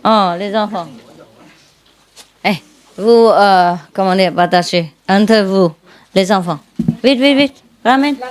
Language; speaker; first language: French; non-native, learner; Vietnamese